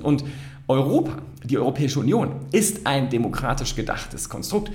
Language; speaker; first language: German; native; German